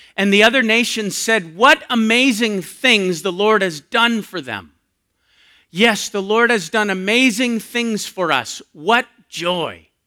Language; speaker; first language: English; native; English